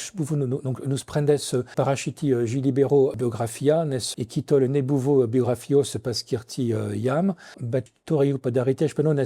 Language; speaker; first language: Lithuanian; non-native, fluent; French